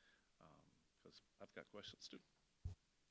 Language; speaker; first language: English; native; English